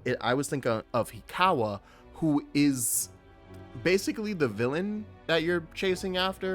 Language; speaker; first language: English; native; English